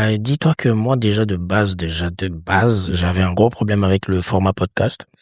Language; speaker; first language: French; non-native, local second language; Lingala